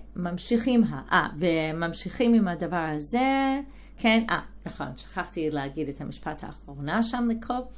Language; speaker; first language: Hebrew; non-native, fluent; English